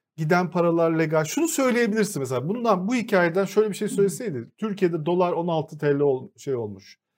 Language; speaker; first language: Turkish; native; Turkish